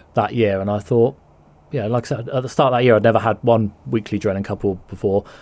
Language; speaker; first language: English; native; English